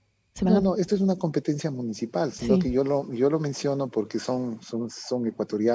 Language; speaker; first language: Spanish; native; Spanish